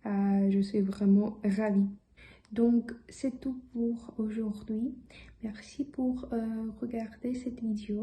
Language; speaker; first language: French; non-native, learner; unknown